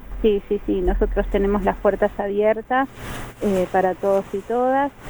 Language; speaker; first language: Spanish; native; Spanish